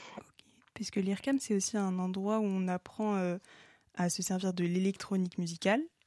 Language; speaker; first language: French; native; French